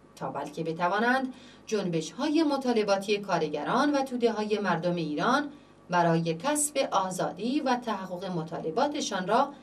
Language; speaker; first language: Persian; non-native, local second language; Central Kurdish